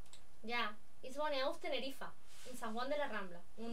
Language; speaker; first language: German; non-native, learner; Spanish